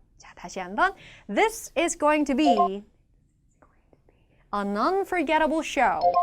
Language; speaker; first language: English; non-native, fluent; Korean